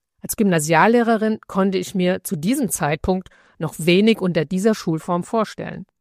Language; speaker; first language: German; early bilingual, other home language; Italian